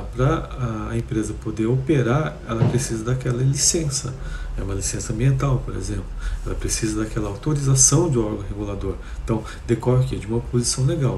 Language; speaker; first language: Portuguese; native; Portuguese